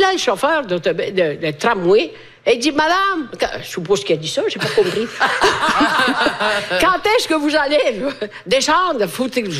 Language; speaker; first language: French; non-native, fluent; Italian